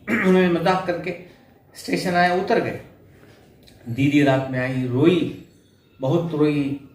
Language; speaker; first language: Urdu; native; Urdu